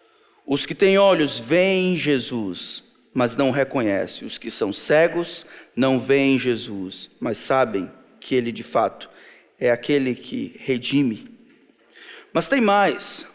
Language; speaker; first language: Portuguese; native; Portuguese